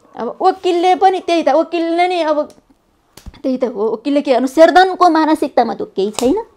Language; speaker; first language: Nepali; native; Nepali